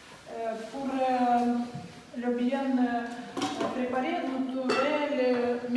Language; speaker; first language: French; non-native, learner; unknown